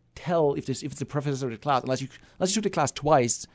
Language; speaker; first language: English; non-native, fluent; German